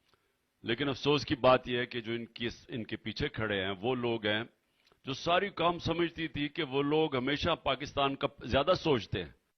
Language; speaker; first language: Urdu; native; Urdu